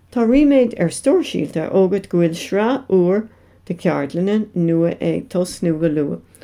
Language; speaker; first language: Irish; non-native, local second language; English